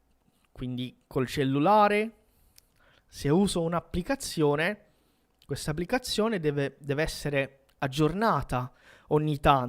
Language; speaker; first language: Italian; non-native, fluent; Portuguese